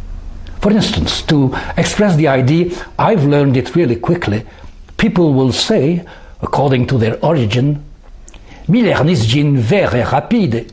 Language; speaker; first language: English; non-native, fluent; French